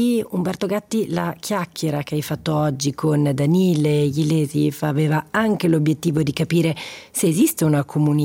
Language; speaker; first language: Italian; native; Italian